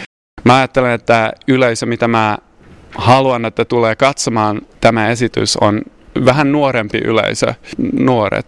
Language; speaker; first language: Finnish; non-native, local second language; Swedish